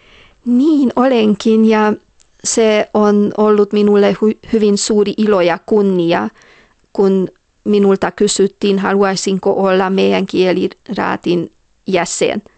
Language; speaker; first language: Finnish; non-native, fluent; Hungarian